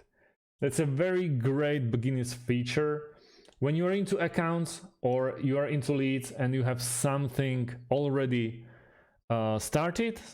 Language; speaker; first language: English; non-native, fluent; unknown